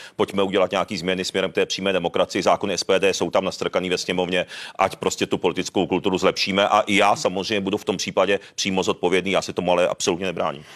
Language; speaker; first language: Czech; early bilingual, other home language; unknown